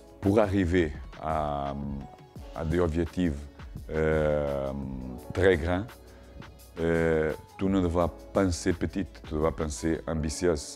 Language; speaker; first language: French; non-native, learner; Portuguese